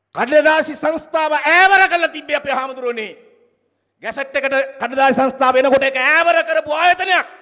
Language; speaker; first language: Sinhala; native; Sinhala